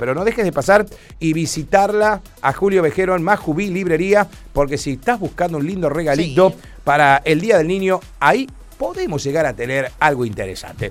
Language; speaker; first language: Spanish; native; Spanish